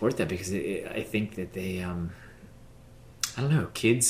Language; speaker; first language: English; native; English